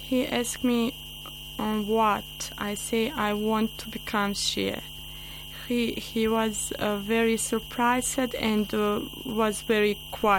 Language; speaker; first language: English; non-native, learner; Bosnian